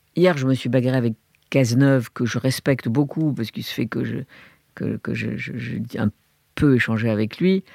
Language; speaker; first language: French; native; French